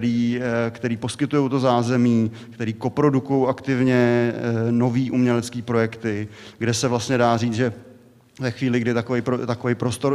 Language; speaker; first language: Czech; native; Czech